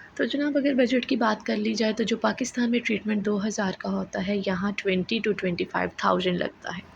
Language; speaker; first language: Urdu; native; Urdu